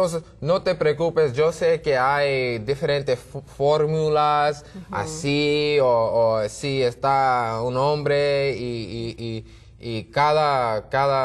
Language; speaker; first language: Spanish; non-native, learner; English